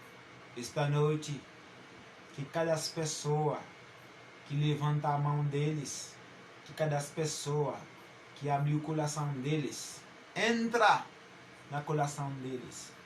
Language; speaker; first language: Portuguese; non-native, learner; Haitian Creole